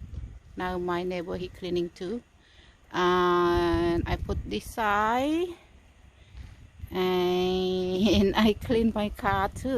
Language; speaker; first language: English; non-native, fluent; Khmer